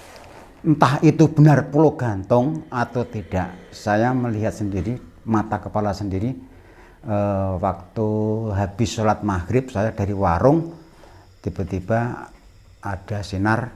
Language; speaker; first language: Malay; non-native, local second language; Javanese